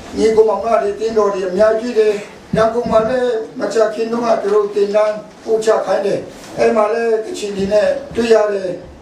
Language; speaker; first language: Burmese; non-native, local second language; Kachin